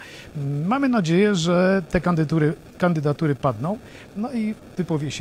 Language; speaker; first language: Polish; native; Polish